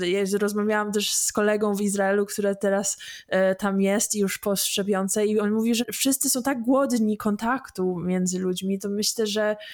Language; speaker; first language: Polish; early bilingual, heritage; English